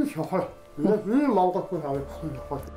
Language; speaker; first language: Mongolian; non-native, learner; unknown